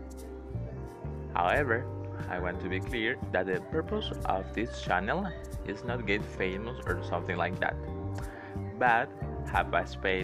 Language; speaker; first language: English; non-native, learner; Spanish